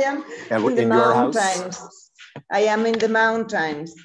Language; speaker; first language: English; non-native, learner; Spanish